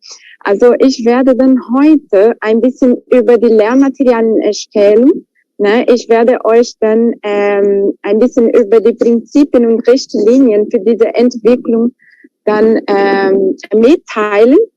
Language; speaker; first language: German; non-native, fluent; Portuguese